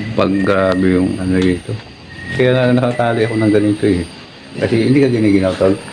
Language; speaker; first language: Filipino; native; Filipino